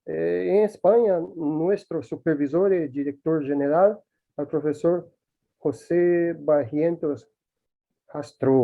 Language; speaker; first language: Spanish; non-native, learner; Portuguese